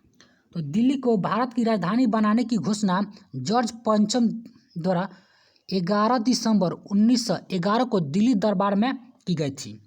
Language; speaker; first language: Hindi; native; Hindi